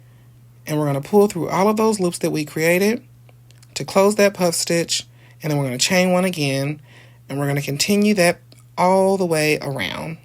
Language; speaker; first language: English; native; English